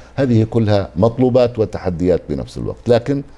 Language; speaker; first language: Arabic; native; Arabic